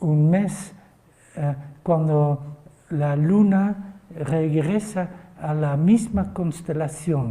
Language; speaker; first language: Spanish; non-native, fluent; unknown